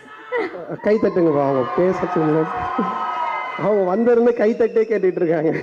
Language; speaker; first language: Tamil; native; Tamil